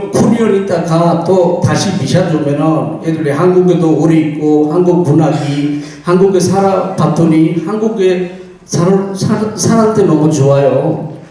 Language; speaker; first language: Korean; non-native, fluent; Bangla